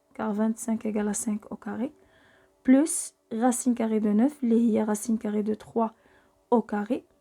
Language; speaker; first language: French; non-native, local second language; Arabic